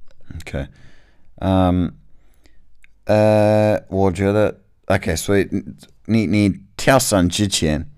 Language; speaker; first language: Chinese; non-native, learner; English